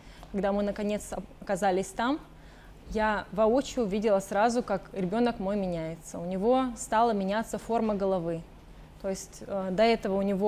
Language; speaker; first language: Russian; native; Russian